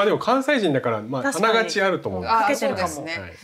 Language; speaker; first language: Japanese; native; Japanese